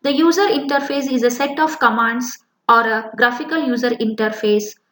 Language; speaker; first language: English; non-native, local second language; Kannada